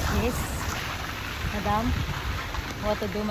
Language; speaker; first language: English; non-native, local second language; Filipino